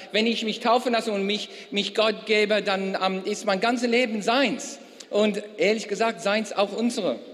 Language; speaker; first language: German; non-native, fluent; English